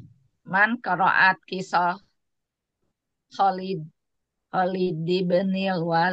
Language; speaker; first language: Arabic; non-native, learner; Indonesian